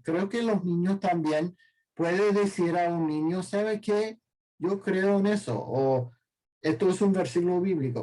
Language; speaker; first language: Spanish; non-native, fluent; English